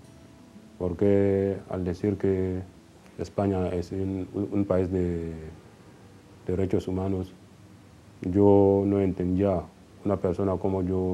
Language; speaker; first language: Spanish; non-native, fluent; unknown